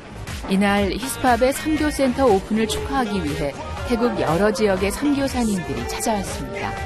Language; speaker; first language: Korean; native; Korean